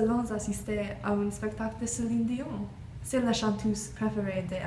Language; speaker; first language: French; non-native, learner; English